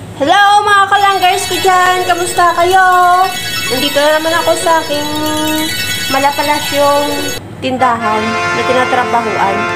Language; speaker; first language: Filipino; native; Filipino